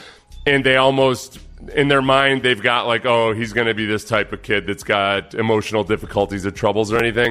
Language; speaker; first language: English; native; English